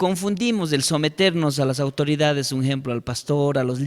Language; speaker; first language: Spanish; native; Spanish